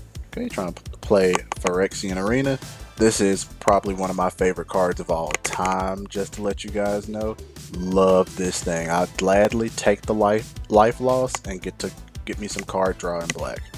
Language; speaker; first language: English; native; English